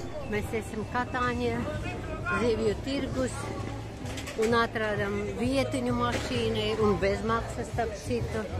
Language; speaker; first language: Latvian; non-native, local second language; Russian